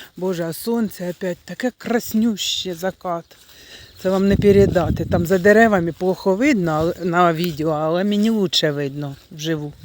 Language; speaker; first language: Ukrainian; native; Ukrainian